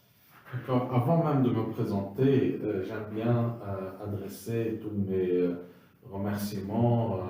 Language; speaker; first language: French; non-native, local second language; Arabic